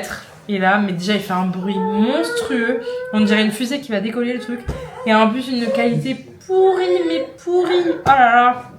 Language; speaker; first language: French; native; French